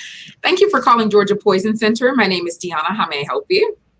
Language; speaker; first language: English; native; English